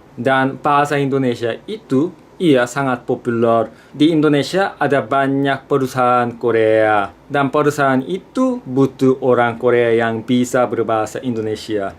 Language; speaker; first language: Indonesian; non-native, fluent; Korean